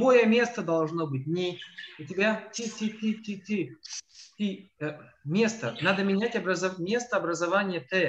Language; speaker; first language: Russian; native; Russian